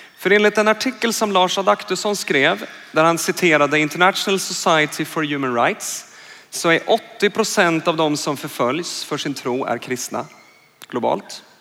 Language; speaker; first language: Swedish; native; Swedish